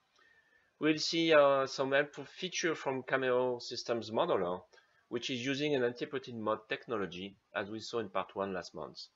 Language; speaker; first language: English; non-native, fluent; French